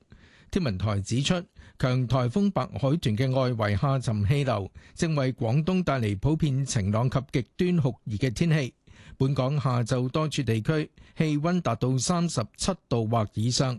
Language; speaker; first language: Cantonese; native; Cantonese